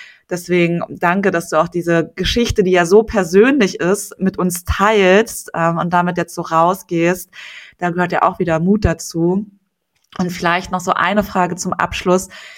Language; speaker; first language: German; native; German